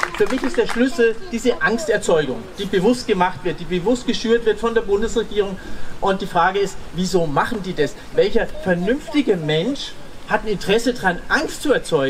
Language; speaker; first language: German; native; German